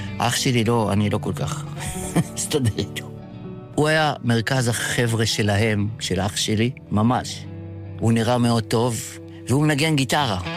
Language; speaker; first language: Hebrew; early bilingual, other home language; Yiddish